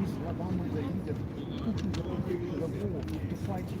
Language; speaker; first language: English; non-native, learner; Ukrainian